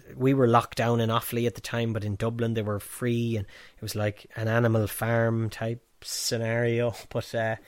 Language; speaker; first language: English; native; English